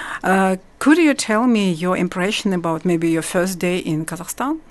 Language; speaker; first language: English; non-native, learner; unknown